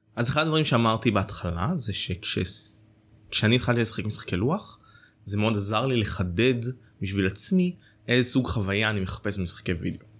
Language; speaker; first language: Hebrew; native; Hebrew